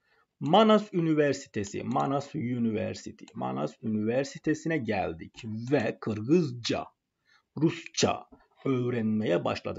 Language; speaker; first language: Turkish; non-native, fluent; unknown